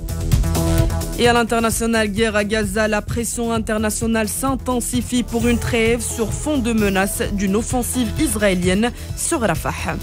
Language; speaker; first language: French; non-native, local second language; Arabic